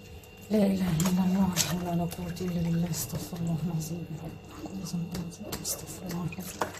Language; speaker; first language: Arabic; native; Arabic